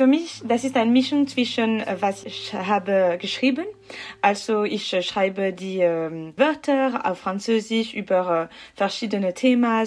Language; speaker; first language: German; non-native, learner; French